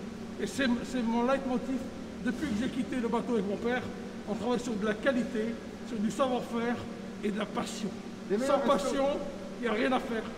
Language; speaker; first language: French; native; French